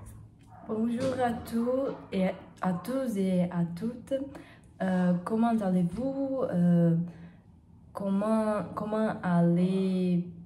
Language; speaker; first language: French; non-native, learner; Portuguese